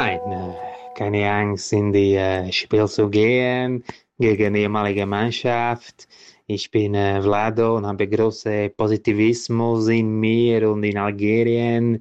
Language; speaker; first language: German; non-native, learner; Croatian